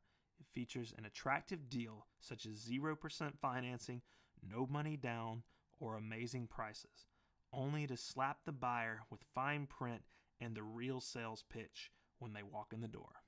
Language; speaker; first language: English; native; English